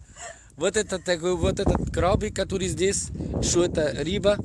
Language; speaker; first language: Russian; non-native, learner; Arabic